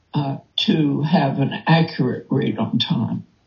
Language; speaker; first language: English; native; English